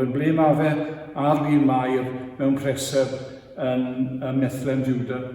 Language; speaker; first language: Welsh; native; Welsh